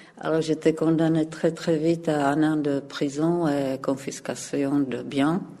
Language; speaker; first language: French; non-native, fluent; Czech